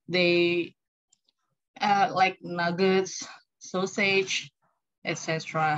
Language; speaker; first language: English; non-native, learner; Indonesian